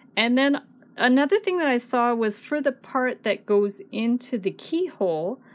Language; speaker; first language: English; native; English